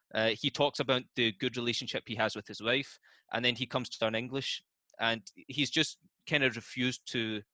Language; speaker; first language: English; native; English